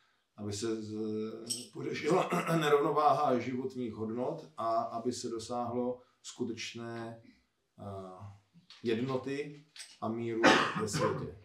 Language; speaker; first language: Czech; native; Czech